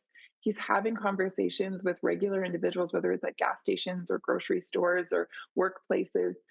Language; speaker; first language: English; native; English